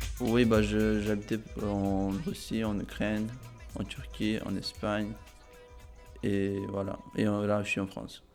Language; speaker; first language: French; non-native, fluent; Azerbaijani